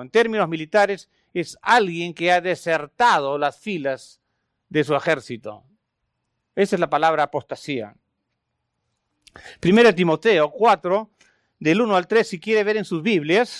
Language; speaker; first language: Spanish; native; Spanish